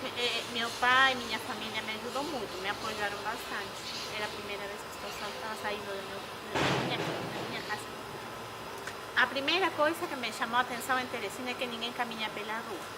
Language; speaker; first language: Portuguese; non-native, fluent; Spanish